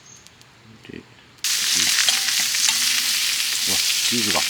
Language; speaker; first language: Japanese; native; Japanese